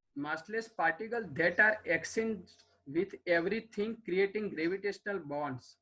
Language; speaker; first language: English; non-native, local second language; Gujarati